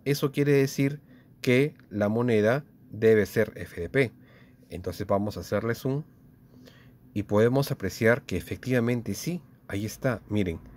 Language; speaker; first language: Spanish; native; Spanish